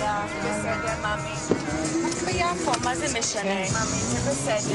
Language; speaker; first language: Hebrew; non-native, fluent; English